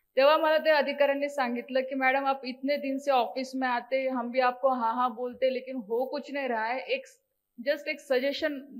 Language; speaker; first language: Hindi; non-native, local second language; Marathi